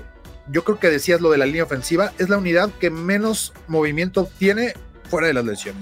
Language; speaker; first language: Spanish; native; Spanish